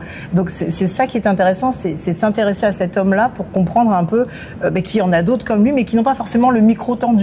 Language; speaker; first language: French; native; French